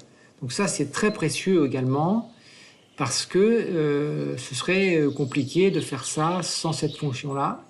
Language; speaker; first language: French; native; French